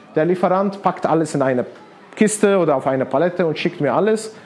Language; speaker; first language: German; non-native, fluent; Arabic